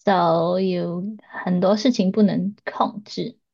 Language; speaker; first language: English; non-native, learner; Chinese